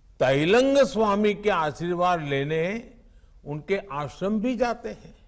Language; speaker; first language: Hindi; non-native, local second language; Gujarati